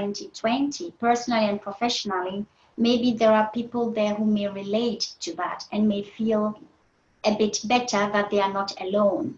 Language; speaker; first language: English; non-native, fluent; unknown